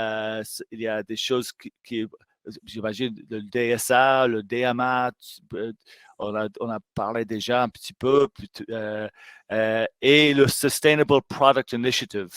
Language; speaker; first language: French; non-native, fluent; English